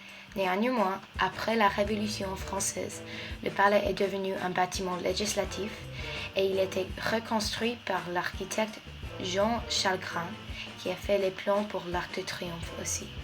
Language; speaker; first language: French; non-native, fluent; English